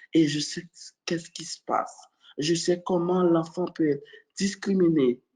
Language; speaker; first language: French; non-native, local second language; Haitian Creole